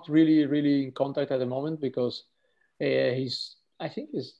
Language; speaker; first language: English; non-native, fluent; Italian